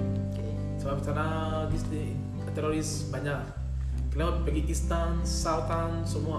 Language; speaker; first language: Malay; non-native, learner; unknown